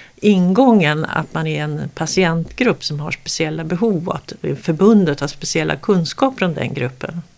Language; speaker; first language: Swedish; native; Swedish